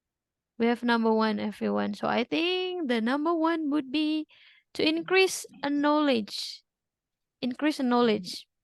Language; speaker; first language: English; non-native, fluent; Indonesian